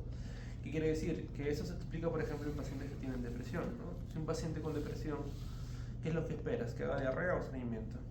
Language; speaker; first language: Spanish; native; Spanish